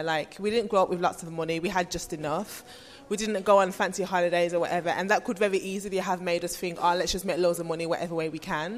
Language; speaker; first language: English; native; English